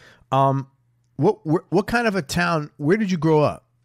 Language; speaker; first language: English; native; English